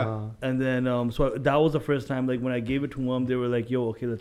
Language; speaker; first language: English; native; English